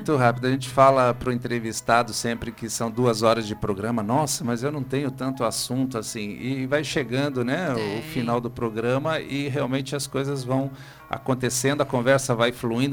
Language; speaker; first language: Portuguese; native; Portuguese